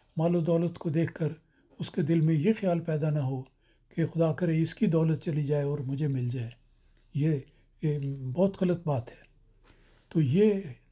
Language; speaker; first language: Urdu; native; Urdu